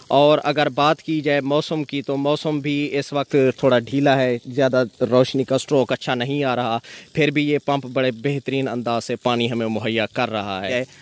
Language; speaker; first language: Urdu; non-native, local second language; Sindhi